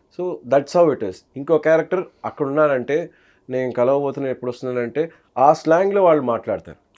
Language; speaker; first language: Telugu; native; Telugu